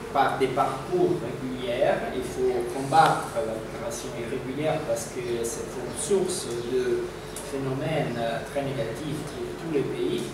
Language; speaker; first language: French; non-native, fluent; Italian